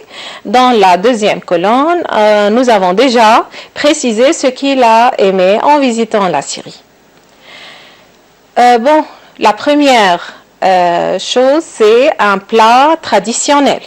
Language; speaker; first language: French; non-native, local second language; Arabic